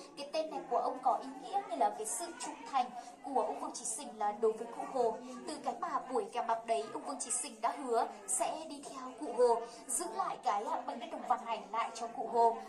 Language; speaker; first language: Vietnamese; non-native, local second language; Hmong